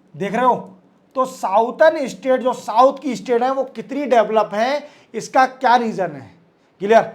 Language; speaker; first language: Hindi; native; Hindi